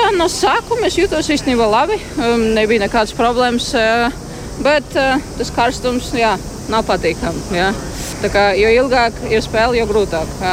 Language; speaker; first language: Latvian; non-native, local second language; Russian